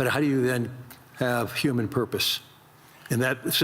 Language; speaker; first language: English; native; English